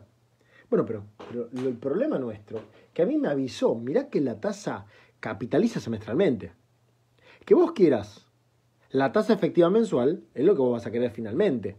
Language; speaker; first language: Spanish; native; Spanish